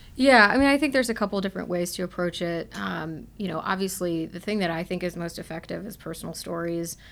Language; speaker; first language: English; native; English